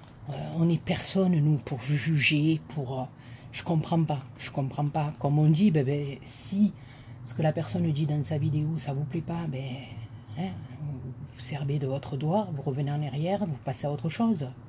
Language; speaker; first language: French; native; French